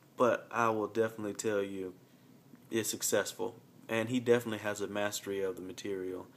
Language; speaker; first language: English; native; English